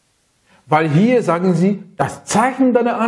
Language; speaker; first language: German; non-native, fluent; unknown